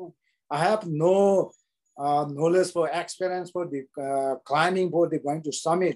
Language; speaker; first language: English; non-native, local second language; Sherpa